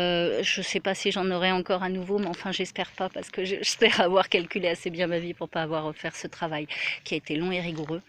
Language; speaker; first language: French; native; French